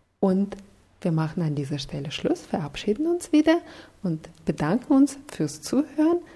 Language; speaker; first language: German; non-native, fluent; Russian